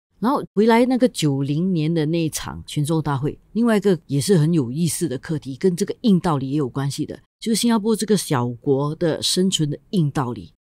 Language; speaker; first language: Chinese; native; Chinese